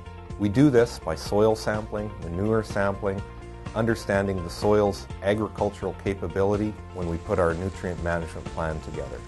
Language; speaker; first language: English; native; English